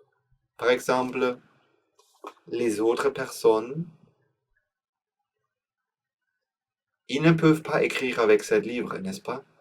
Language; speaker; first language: French; non-native, learner; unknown